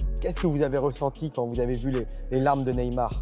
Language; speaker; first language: French; native; French